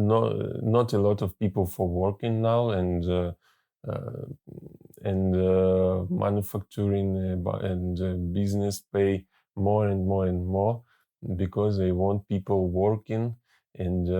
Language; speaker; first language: English; non-native, learner; Russian